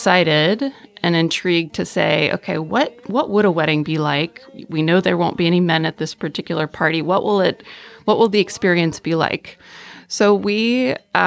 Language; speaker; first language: English; native; English